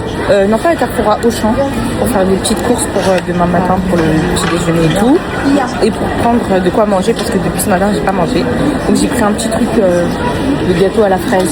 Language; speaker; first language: French; native; French